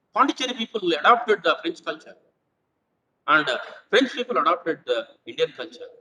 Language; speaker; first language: English; non-native, local second language; Telugu